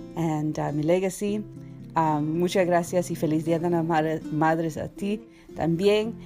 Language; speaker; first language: Spanish; early bilingual, heritage; Spanish